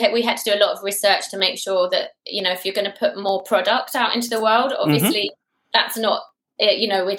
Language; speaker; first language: English; native; English